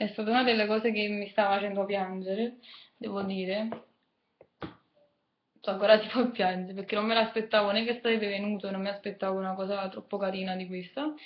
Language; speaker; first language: Italian; native; Italian